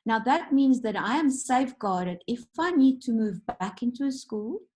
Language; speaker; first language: English; non-native, local second language; Afrikaans